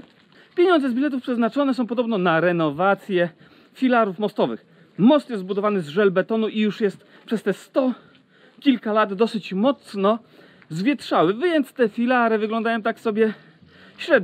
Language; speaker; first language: Polish; native; Polish